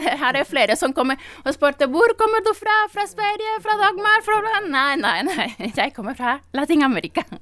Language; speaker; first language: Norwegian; non-native, learner; Spanish